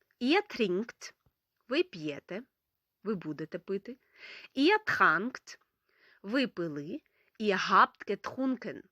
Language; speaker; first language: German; non-native, fluent; Ukrainian